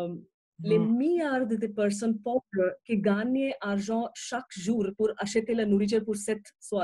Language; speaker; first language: French; non-native, fluent; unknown